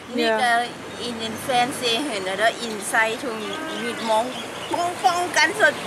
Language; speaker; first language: German; non-native, learner; Thai